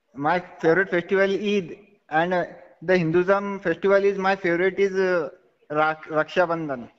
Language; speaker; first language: English; non-native, local second language; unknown